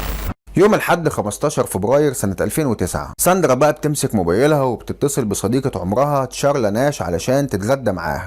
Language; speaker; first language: Arabic; native; Arabic